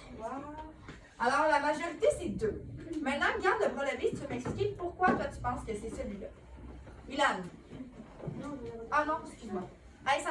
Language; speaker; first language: French; native; French